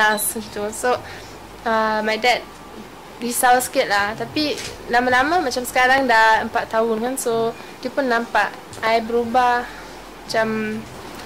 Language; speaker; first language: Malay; non-native, fluent; German